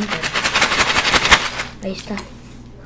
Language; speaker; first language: Spanish; non-native, learner; English